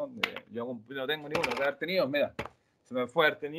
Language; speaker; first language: Spanish; native; Spanish